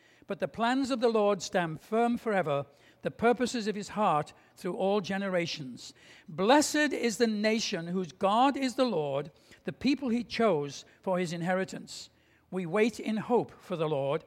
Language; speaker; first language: English; native; English